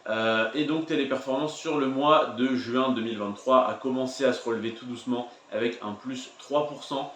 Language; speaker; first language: French; native; French